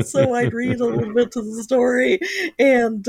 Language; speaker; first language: English; native; English